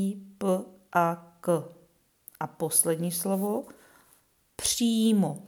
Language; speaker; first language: Czech; native; Czech